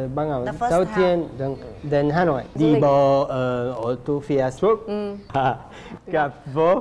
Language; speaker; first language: Vietnamese; non-native, learner; Italian